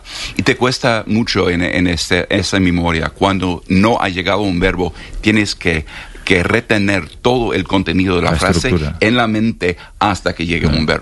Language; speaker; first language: Spanish; non-native, fluent; English